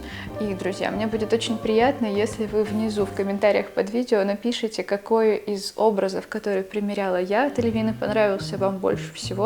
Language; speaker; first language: Russian; native; Russian